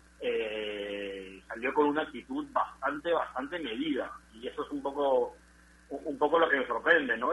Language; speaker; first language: Spanish; native; Spanish